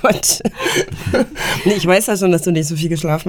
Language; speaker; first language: German; native; German